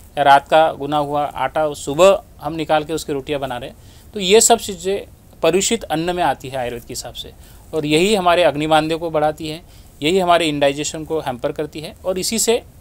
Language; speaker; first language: Hindi; non-native, local second language; Marathi